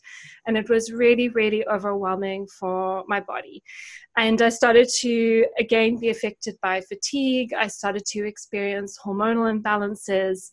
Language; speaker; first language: English; native; English